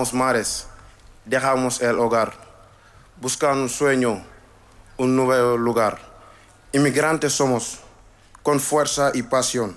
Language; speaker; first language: Spanish; non-native, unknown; Wolof